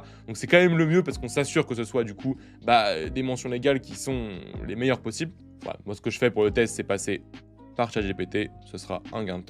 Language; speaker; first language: French; native; French